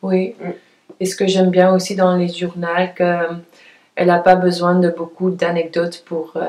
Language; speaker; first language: French; non-native, fluent; Dutch